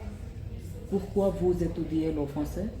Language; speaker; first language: French; non-native, learner; Bangla